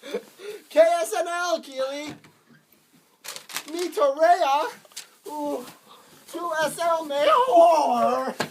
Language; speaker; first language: Spanish; non-native, learner; English